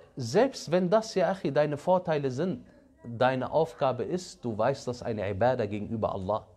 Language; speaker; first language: German; early bilingual, other home language; Arabic